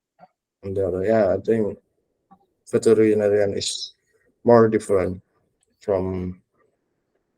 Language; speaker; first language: English; non-native, learner; Indonesian